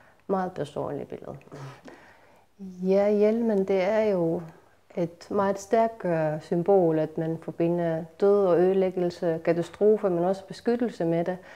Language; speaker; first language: Danish; non-native, fluent; Estonian